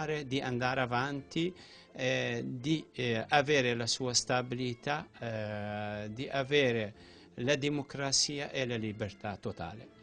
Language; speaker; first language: Italian; non-native, fluent; Central Kurdish